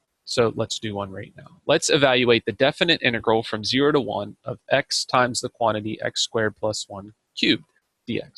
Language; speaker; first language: English; native; English